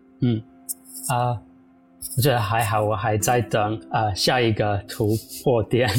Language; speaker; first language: Chinese; non-native, fluent; English